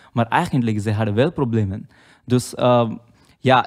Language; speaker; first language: Dutch; non-native, learner; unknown